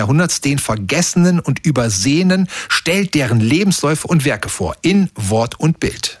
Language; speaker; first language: German; native; German